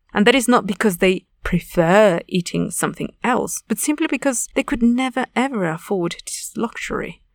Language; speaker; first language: English; non-native, fluent; Spanish